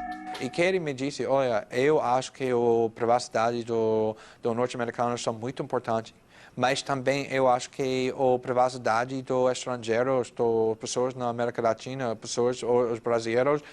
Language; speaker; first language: Portuguese; non-native, fluent; English